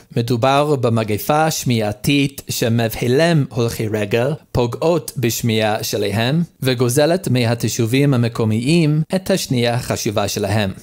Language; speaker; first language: Hebrew; non-native, learner; English